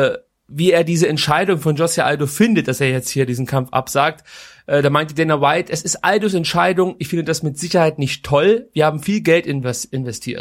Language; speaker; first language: German; native; German